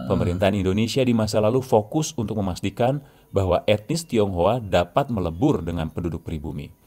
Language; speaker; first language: Indonesian; native; Indonesian